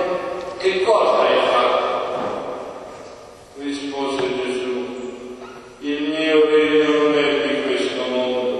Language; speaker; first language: Italian; native; Italian